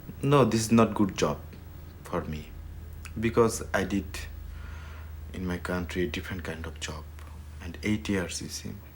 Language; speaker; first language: English; non-native, learner; Bangla